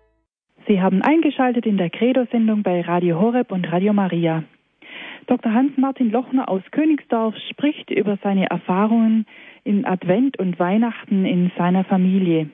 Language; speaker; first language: German; native; German